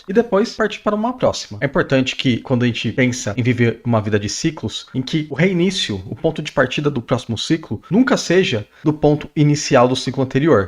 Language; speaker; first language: Portuguese; native; Portuguese